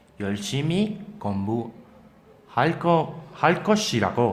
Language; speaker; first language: Korean; non-native, fluent; Spanish